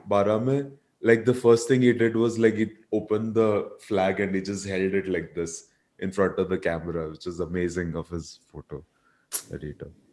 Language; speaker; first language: English; non-native, local second language; Hindi